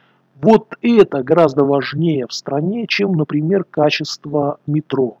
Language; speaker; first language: Russian; native; Russian